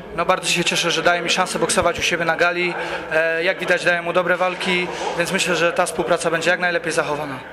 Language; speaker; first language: Polish; native; Polish